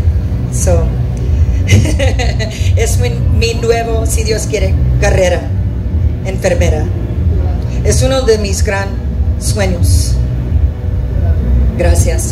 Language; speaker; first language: Spanish; early bilingual, heritage; English